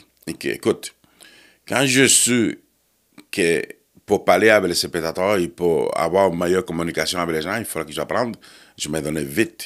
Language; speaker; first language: French; non-native, fluent; Spanish